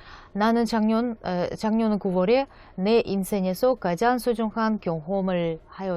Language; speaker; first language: Korean; non-native, fluent; Russian